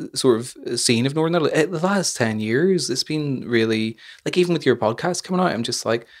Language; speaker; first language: English; native; English